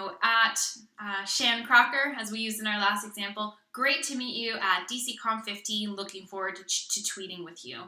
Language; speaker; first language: English; native; English